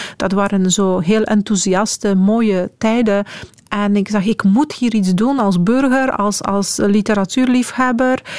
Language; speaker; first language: Dutch; non-native, fluent; Polish